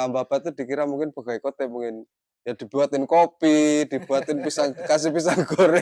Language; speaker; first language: Indonesian; non-native, local second language; Javanese